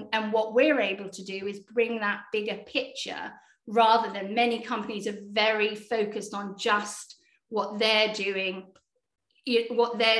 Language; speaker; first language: English; native; English